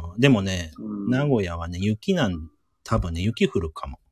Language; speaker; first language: Japanese; native; Japanese